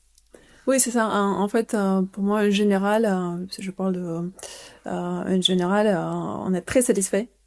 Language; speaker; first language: French; non-native, fluent; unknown